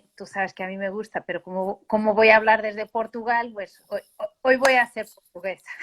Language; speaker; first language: Spanish; non-native, fluent; Portuguese